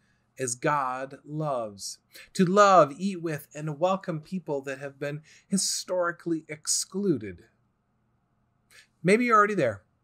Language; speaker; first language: English; native; English